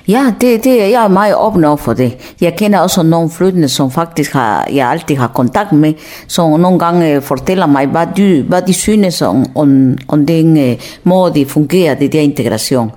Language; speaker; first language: Danish; non-native, fluent; Spanish